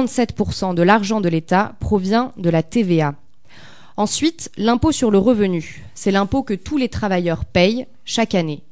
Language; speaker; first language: French; native; French